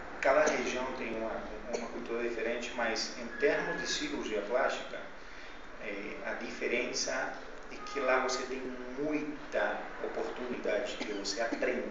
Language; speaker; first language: Portuguese; non-native, fluent; Spanish